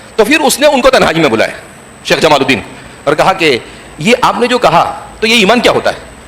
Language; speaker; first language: Urdu; non-native, local second language; Gujarati